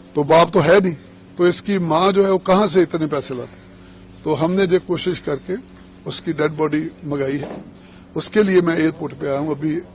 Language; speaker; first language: Hindi; non-native, local second language; Punjabi